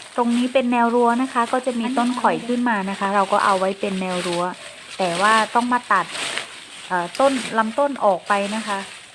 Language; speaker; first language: Thai; non-native, local second language; Northern Khmer